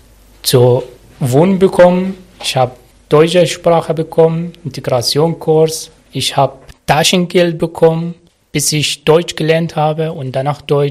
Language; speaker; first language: German; non-native, learner; Arabic